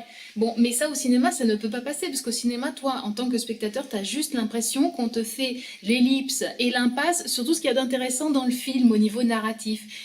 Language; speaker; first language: French; native; French